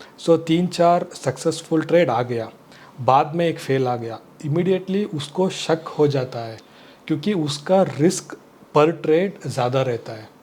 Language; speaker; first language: Hindi; non-native, local second language; Kannada